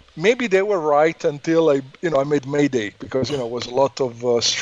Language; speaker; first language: English; non-native, fluent; Italian